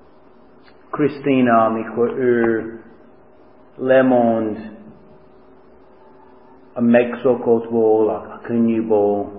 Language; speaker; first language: Hungarian; non-native, fluent; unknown